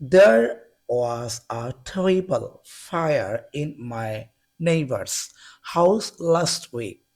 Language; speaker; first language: English; non-native, local second language; Bangla